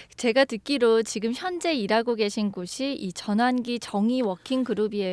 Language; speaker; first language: Korean; native; Korean